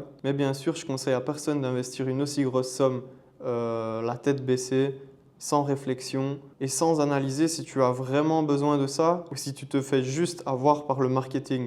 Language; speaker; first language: French; native; French